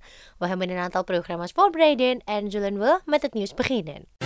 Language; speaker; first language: Dutch; non-native, fluent; Indonesian